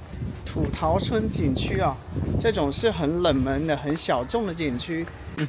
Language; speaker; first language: Chinese; native; Chinese